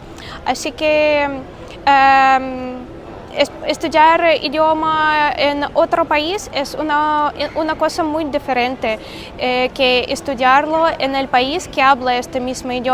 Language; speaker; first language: Spanish; non-native, fluent; Russian